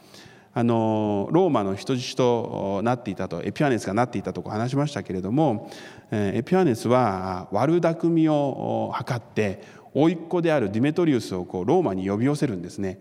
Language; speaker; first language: Japanese; non-native, fluent; Korean